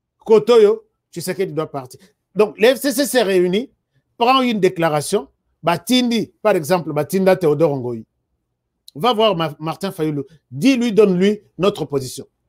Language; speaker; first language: French; non-native, local second language; Lingala